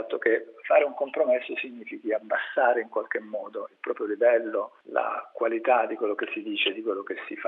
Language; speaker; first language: Italian; native; Italian